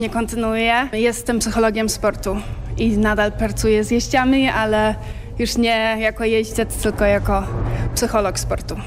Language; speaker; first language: Polish; early bilingual, heritage; Polish